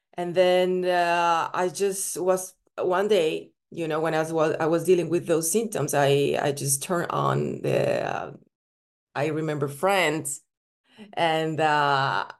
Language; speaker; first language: English; non-native, fluent; Spanish